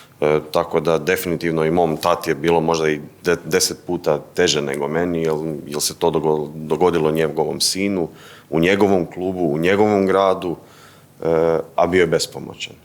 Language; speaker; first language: Bosnian; native; Bosnian